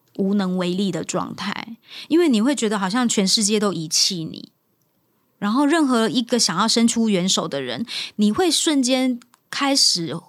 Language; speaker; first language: Chinese; non-native, local second language; Min Nan Chinese